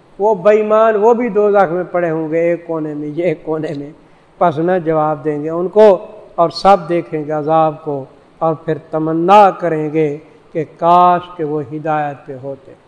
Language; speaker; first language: Urdu; non-native, local second language; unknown